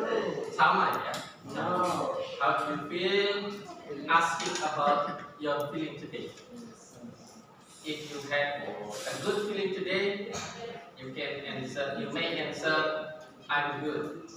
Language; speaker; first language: English; non-native, fluent; Indonesian